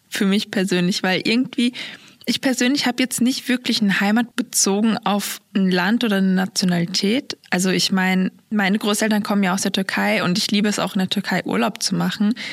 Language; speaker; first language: German; early bilingual, other home language; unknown